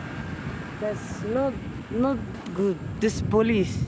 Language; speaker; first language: English; non-native, learner; Somali